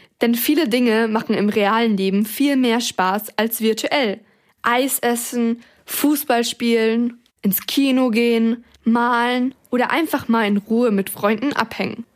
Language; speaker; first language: German; native; German